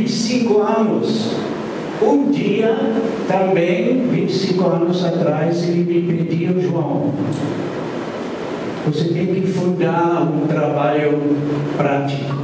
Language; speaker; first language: Portuguese; non-native, fluent; German